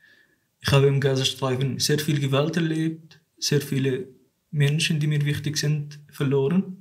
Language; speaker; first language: German; non-native, fluent; Arabic